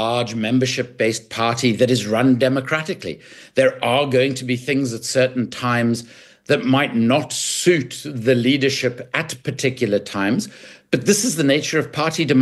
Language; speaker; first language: English; native; English